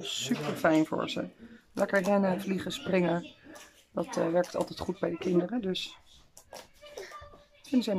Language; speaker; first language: Dutch; native; Dutch